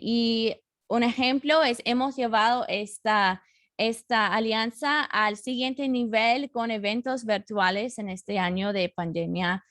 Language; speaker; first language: Spanish; non-native, fluent; English